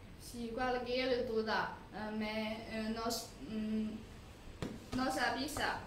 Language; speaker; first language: Spanish; non-native, learner; Chinese